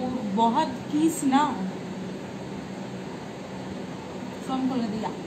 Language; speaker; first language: Hindi; non-native, local second language; Bangla